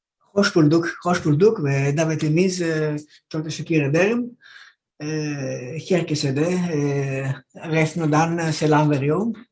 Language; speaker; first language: Turkish; non-native, fluent; Greek